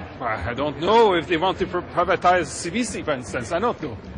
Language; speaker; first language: English; non-native, fluent; French